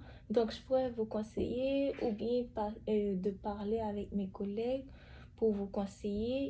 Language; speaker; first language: French; native; French